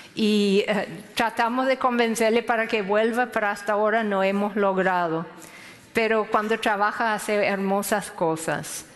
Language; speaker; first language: Spanish; non-native, fluent; English